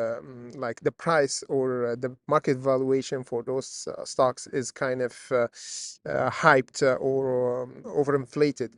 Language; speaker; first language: English; non-native, fluent; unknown